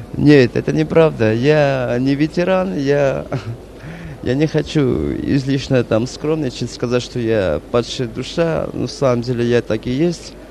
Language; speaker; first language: Russian; non-native, local second language; Armenian